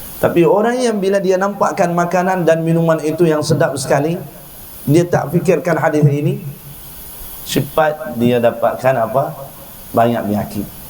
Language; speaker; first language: Malay; non-native, fluent; Arabic